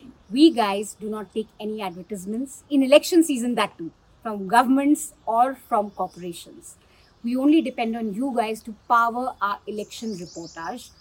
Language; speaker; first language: English; non-native, local second language; Hindi